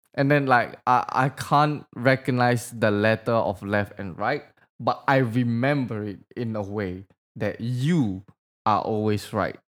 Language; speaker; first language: English; non-native, fluent; Indonesian